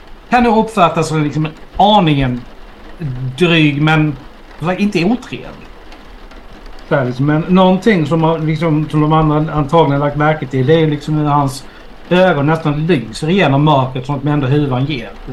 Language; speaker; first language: Swedish; native; Swedish